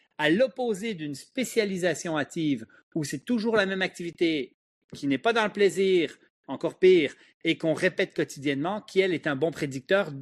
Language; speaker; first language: French; native; French